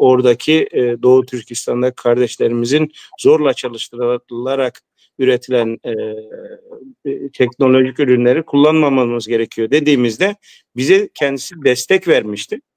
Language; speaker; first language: Turkish; early bilingual, heritage; Turkish